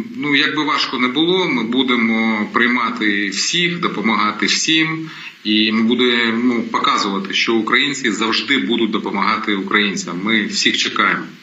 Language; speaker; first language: Ukrainian; non-native, local second language; Russian